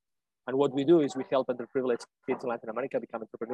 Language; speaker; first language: English; non-native, fluent; Spanish